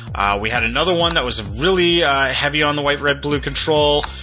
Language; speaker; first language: English; native; English